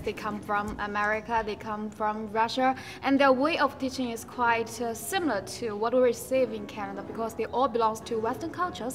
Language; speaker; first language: English; non-native, fluent; Chinese